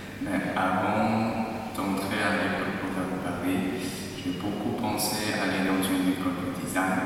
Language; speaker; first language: French; non-native, learner; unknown